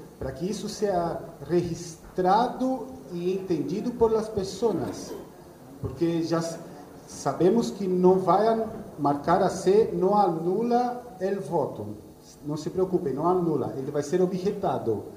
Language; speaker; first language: Spanish; non-native, fluent; Portuguese